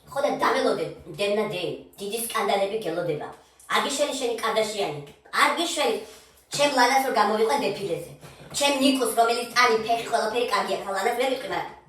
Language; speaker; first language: Georgian; non-native, local second language; Mingrelian